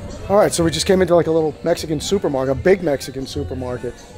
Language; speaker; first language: English; native; English